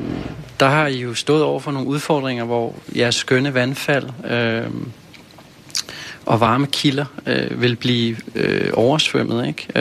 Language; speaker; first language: Danish; native; Danish